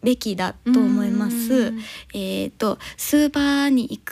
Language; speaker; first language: Japanese; non-native, learner; English